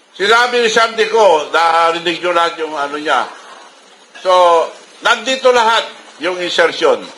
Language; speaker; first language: Filipino; non-native, local second language; Iloko